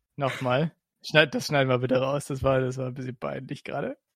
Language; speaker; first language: German; early bilingual, other home language; Slovak